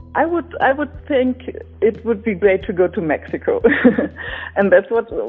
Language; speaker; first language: English; non-native, fluent; German